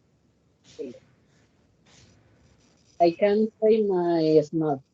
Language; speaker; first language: English; non-native, learner; Spanish